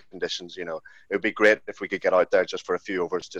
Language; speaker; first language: English; native; English